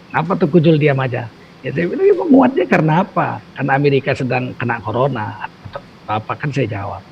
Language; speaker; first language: Indonesian; native; Indonesian